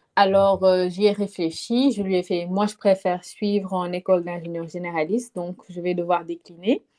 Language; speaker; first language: French; non-native, local second language; Wolof